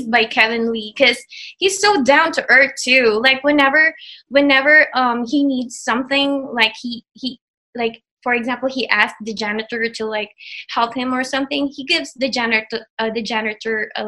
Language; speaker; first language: English; non-native, local second language; Filipino